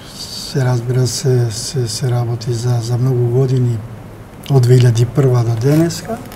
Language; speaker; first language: Macedonian; non-native, local second language; Albanian